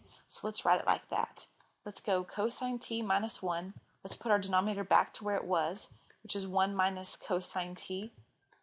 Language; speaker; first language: English; native; English